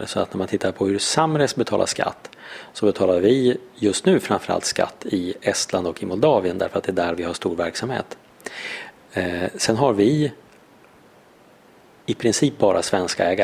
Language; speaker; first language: Swedish; native; Swedish